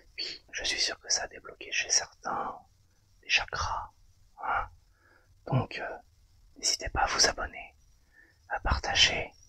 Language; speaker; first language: French; native; French